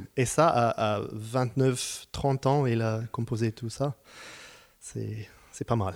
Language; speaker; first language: French; non-native, fluent; Hebrew